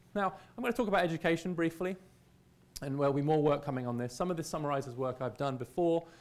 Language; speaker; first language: English; native; English